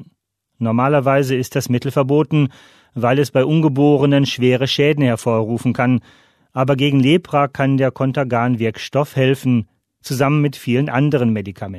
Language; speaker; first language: German; native; German